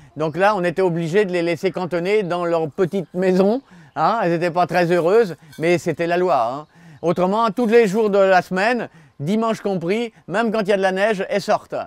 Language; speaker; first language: French; native; French